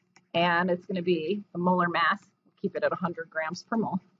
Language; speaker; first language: English; native; English